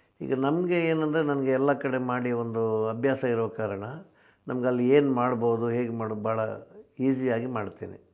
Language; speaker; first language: Kannada; non-native, local second language; Konkani